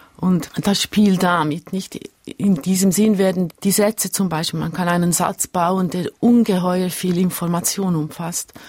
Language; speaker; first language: German; early bilingual, other home language; Hungarian